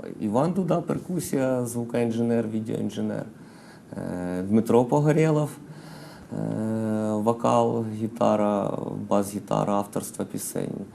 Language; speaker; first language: Ukrainian; non-native, local second language; Russian